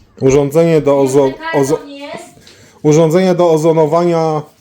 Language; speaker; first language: Polish; native; Polish